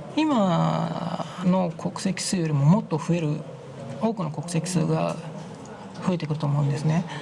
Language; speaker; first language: Japanese; native; Japanese